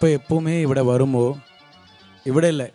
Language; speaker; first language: Malayalam; non-native, learner; Tamil